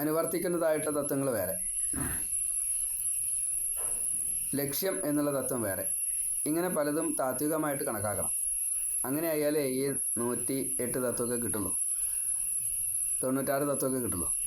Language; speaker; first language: Malayalam; native; Malayalam